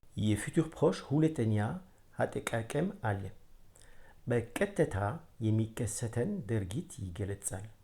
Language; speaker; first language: Amharic; non-native, fluent; French